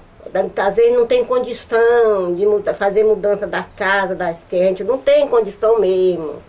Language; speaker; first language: Portuguese; native; Portuguese